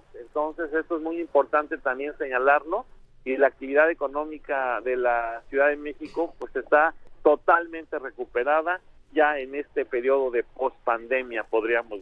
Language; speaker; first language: Spanish; native; Spanish